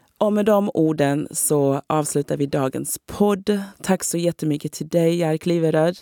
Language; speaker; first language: Swedish; native; Swedish